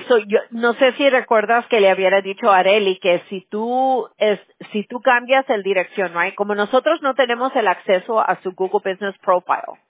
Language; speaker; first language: Spanish; early bilingual, other home language; English